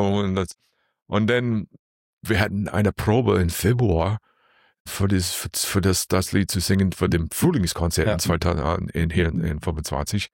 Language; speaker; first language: German; non-native, learner; English